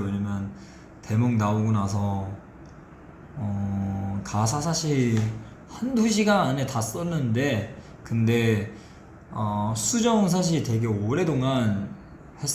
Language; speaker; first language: Korean; non-native, fluent; Chinese